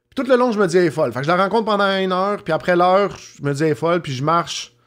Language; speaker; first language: French; native; French